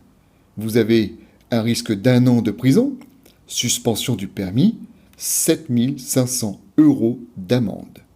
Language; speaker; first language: French; native; French